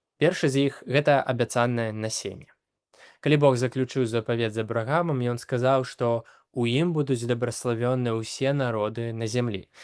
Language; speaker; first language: Belarusian; native; Belarusian